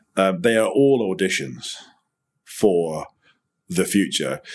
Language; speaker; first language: English; native; English